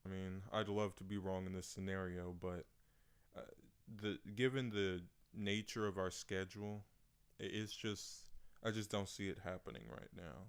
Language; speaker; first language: English; native; English